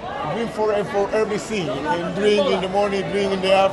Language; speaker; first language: English; non-native, learner; Spanish